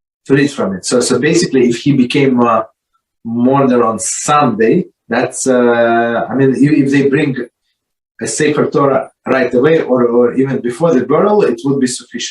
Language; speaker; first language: English; non-native, fluent; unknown